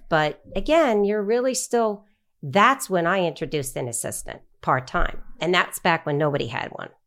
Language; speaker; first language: English; native; English